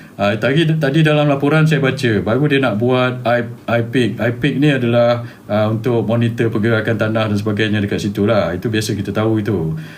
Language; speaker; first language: Malay; native; Malay